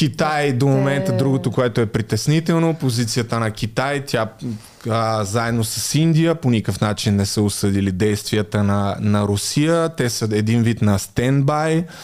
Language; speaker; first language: Bulgarian; native; Bulgarian